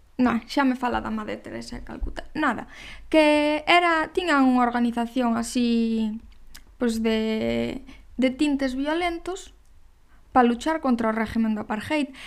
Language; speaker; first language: Galician; non-native, local second language; Spanish